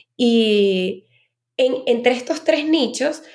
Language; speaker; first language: Spanish; native; Spanish